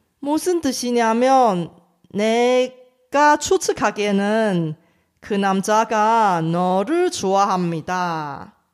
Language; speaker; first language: Korean; non-native, fluent; Chinese